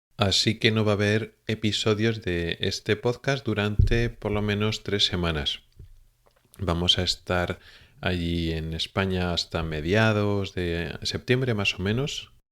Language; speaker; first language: Spanish; native; Spanish